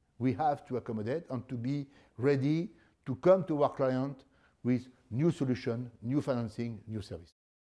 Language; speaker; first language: English; non-native, fluent; French